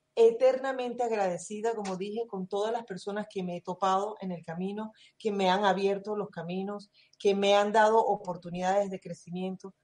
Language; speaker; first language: Spanish; native; Spanish